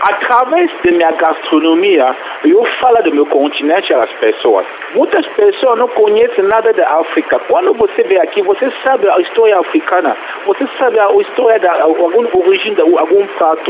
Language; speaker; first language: Portuguese; non-native, fluent; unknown